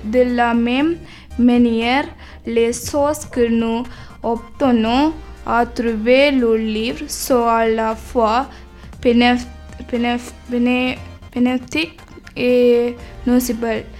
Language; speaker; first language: French; non-native, learner; Tamil